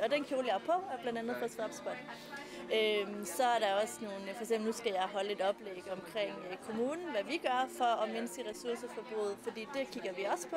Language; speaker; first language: Danish; native; Danish